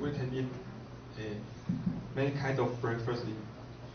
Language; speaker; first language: English; non-native, learner; Chinese